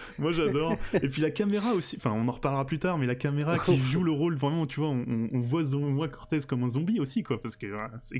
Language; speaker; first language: French; native; French